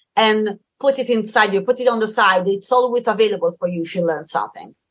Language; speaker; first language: English; non-native, fluent; Italian